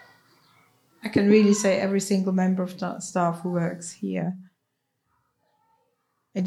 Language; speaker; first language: English; non-native, fluent; Swiss German